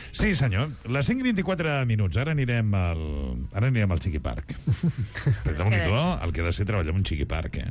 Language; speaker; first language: Catalan; native; Catalan